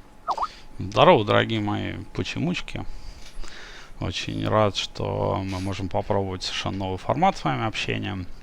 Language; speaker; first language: Russian; native; Russian